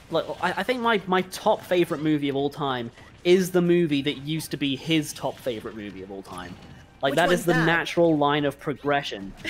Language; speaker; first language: English; native; English